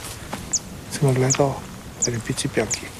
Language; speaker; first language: German; native; German